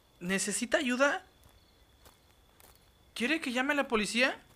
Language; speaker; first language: Spanish; native; Spanish